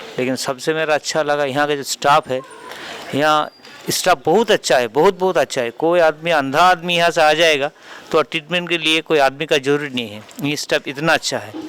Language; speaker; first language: Hindi; non-native, local second language; Bangla